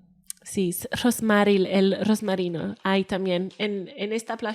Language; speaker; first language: Spanish; non-native, fluent; Welsh